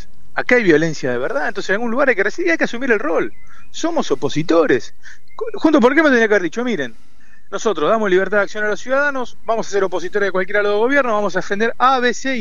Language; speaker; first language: Spanish; native; Spanish